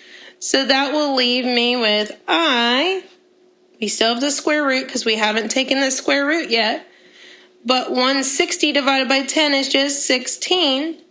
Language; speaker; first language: English; native; English